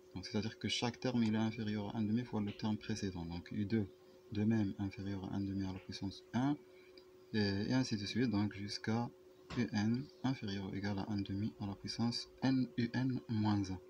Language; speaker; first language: French; non-native, local second language; Arabic